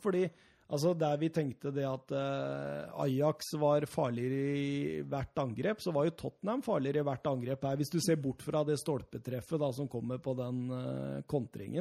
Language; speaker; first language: Norwegian; native; Norwegian